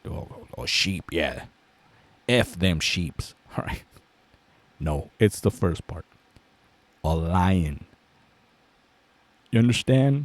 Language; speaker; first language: English; native; English